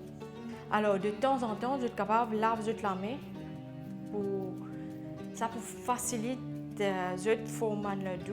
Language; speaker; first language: French; non-native, local second language; Morisyen